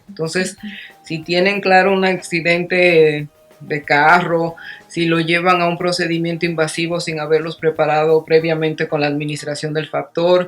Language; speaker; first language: Spanish; native; Spanish